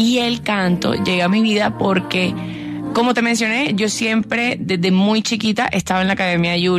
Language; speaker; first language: Spanish; native; Spanish